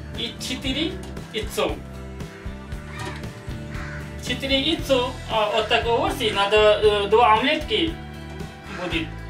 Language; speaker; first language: Russian; non-native, learner; Hindi